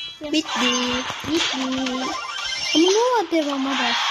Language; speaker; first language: Turkish; non-native, learner; Azerbaijani